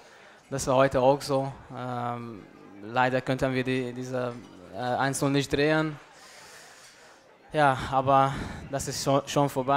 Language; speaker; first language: German; non-native, fluent; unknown